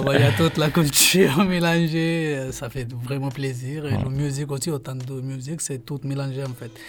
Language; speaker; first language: French; non-native, fluent; Hindi